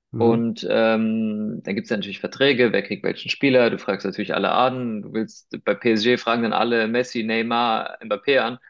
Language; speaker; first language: German; early bilingual, other home language; Spanish